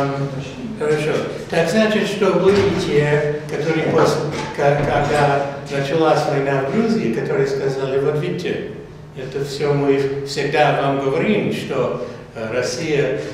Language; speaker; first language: Russian; non-native, fluent; English